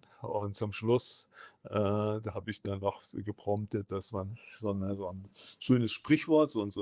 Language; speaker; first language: German; native; German